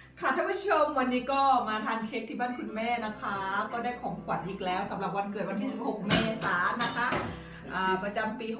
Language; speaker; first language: Thai; native; Thai